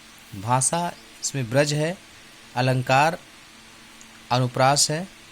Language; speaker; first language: Hindi; native; Hindi